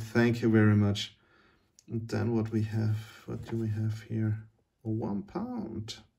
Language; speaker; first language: English; non-native, fluent; German